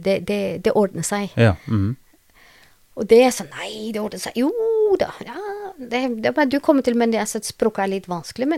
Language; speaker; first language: Norwegian; non-native, learner; Albanian